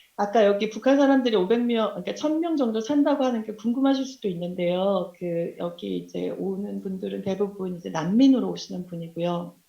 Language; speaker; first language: Korean; native; Korean